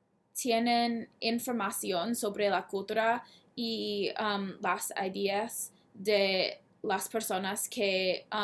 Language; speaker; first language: Spanish; non-native, learner; English